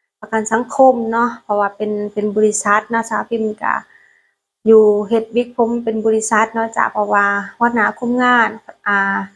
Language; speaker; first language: Thai; non-native, learner; Lao